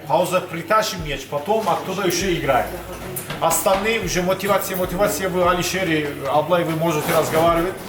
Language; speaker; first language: Russian; non-native, learner; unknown